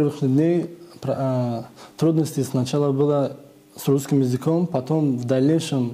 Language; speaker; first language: Russian; non-native, fluent; Tajik